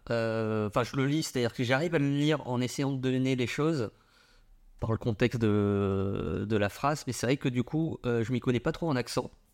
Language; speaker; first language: French; early bilingual, other home language; Vietnamese